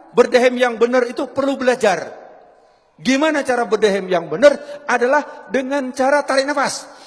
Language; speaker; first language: Indonesian; non-native, local second language; Javanese